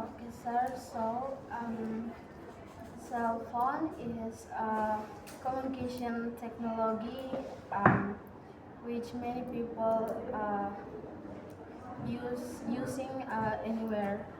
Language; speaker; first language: English; non-native, learner; Indonesian